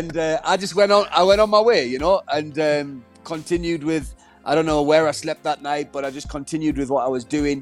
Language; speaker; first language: English; native; English